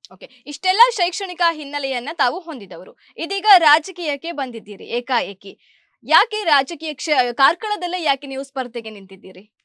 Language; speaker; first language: Kannada; native; Kannada